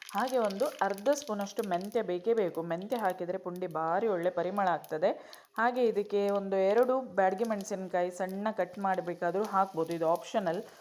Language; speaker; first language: Kannada; non-native, local second language; Konkani